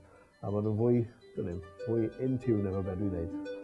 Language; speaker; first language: Welsh; native; Welsh